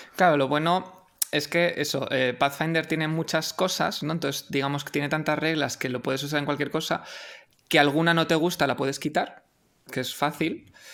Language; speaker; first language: Spanish; native; Spanish